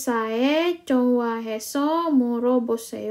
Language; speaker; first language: Korean; non-native, learner; Indonesian